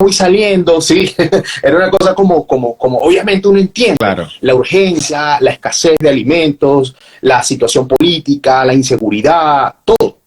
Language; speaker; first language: Spanish; native; Spanish